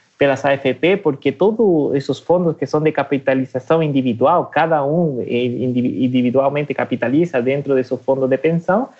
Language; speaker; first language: Portuguese; non-native, fluent; Spanish